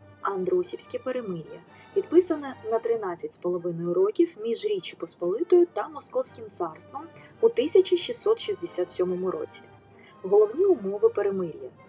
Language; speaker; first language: Ukrainian; native; Ukrainian